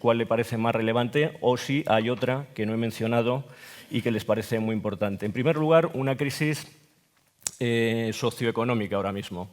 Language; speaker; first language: Spanish; native; Spanish